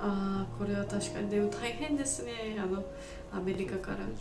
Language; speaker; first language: Japanese; non-native, learner; Georgian